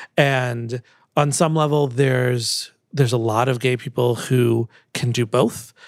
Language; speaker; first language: English; native; English